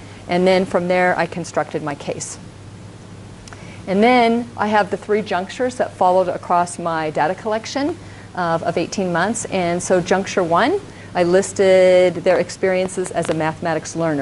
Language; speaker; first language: English; native; English